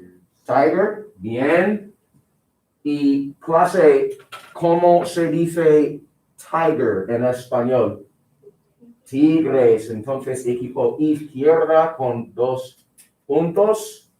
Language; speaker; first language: Spanish; non-native, fluent; English